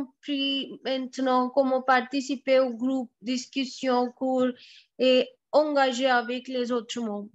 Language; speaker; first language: French; non-native, fluent; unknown